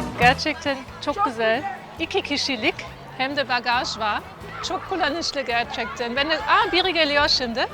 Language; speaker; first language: Turkish; non-native, fluent; German